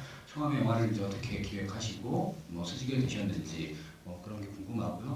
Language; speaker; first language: Korean; native; Korean